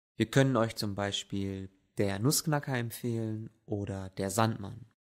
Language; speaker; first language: German; native; German